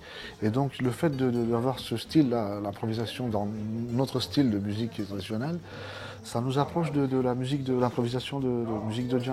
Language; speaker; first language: French; non-native, fluent; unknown